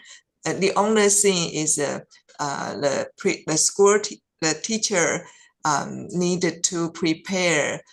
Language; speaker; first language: English; non-native, fluent; Chinese